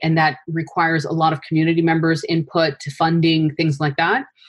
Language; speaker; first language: English; early bilingual, other home language; Persian